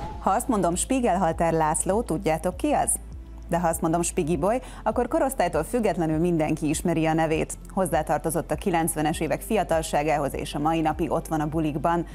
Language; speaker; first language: Hungarian; native; Hungarian